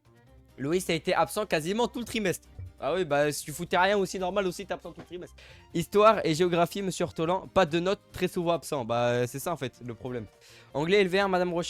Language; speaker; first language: French; native; French